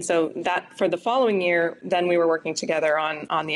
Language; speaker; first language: English; native; English